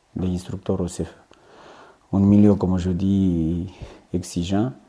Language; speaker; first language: French; non-native, fluent; Romanian